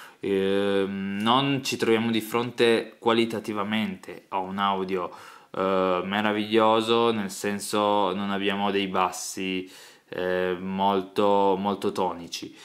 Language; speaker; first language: Italian; native; Italian